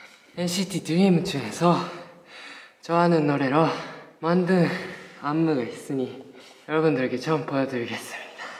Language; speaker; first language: Korean; non-native, fluent; Japanese